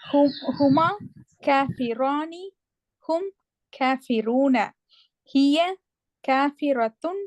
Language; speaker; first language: Arabic; non-native, learner; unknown